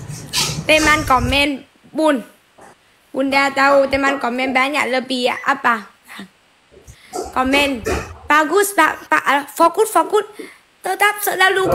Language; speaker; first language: Indonesian; non-native, learner; Vietnamese